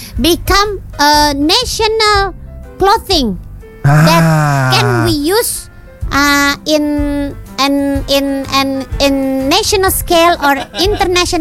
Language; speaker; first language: English; non-native, learner; Indonesian